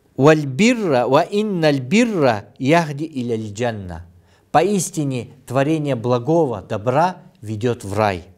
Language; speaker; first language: Russian; non-native, local second language; Kyrgyz